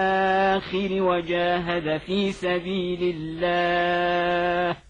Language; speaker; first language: Arabic; native; Arabic